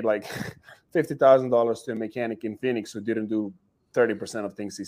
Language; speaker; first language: English; non-native, fluent; Serbian